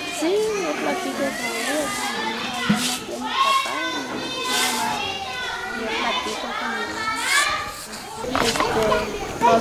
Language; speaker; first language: Spanish; non-native, local second language; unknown